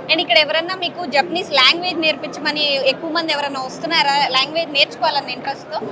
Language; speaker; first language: Telugu; native; Telugu